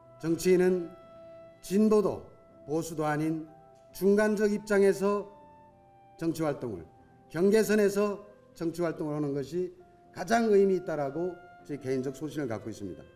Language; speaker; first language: Korean; native; Korean